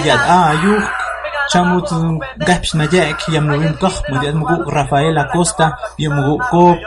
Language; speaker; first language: Spanish; non-native, local second language; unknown